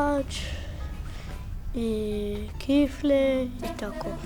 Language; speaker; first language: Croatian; early bilingual, heritage; Croatian